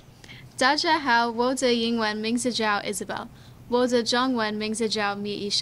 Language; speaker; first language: Chinese; non-native, learner; English